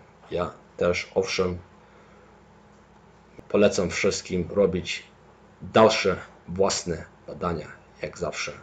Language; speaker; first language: Polish; early bilingual, heritage; Polish